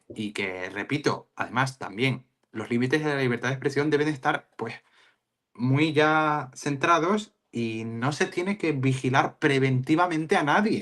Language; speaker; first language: Spanish; native; Spanish